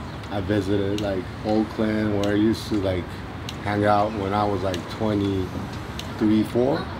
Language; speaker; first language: English; non-native, fluent; Japanese